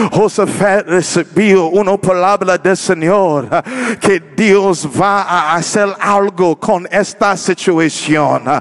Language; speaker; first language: Spanish; non-native, learner; English